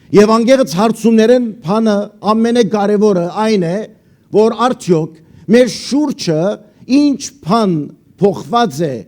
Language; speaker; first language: Armenian; early bilingual, heritage; Armenian